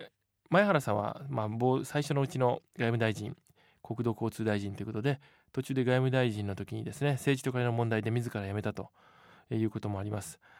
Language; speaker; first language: Japanese; native; Japanese